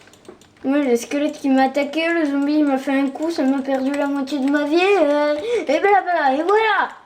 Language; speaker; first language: French; native; French